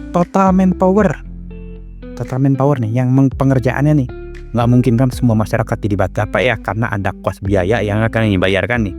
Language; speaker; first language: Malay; non-native, local second language; Sundanese